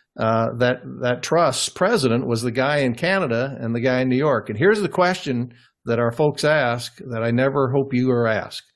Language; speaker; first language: English; native; English